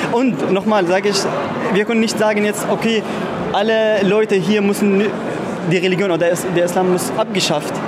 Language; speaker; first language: German; non-native, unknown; Arabic